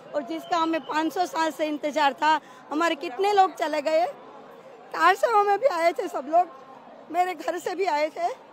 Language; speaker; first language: Hindi; non-native, local second language; Gujarati